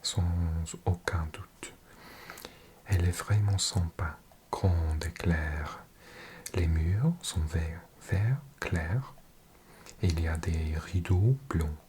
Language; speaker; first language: French; non-native, learner; English